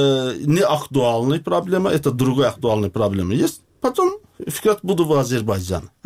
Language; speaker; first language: Russian; non-native, learner; Azerbaijani